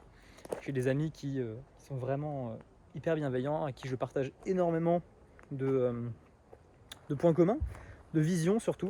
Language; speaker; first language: French; native; French